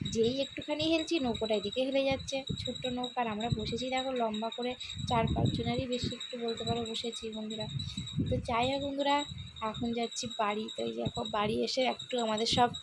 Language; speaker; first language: Bangla; non-native, local second language; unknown